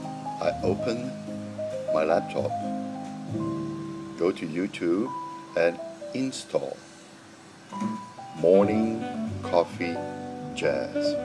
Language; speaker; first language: English; non-native, learner; French